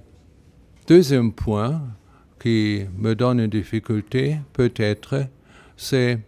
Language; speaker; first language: French; non-native, fluent; German